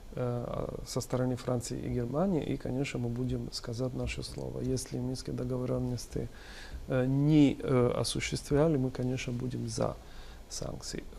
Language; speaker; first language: Russian; non-native, fluent; Italian